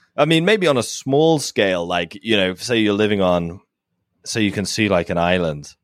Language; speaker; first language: English; native; English